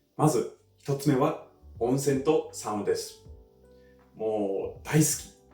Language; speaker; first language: Japanese; non-native, fluent; English